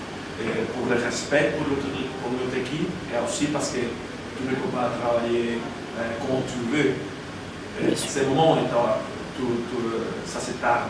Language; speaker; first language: French; non-native, learner; Spanish